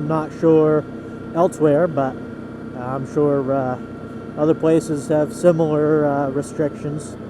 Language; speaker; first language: English; native; English